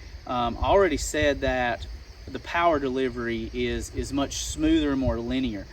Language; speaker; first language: English; native; English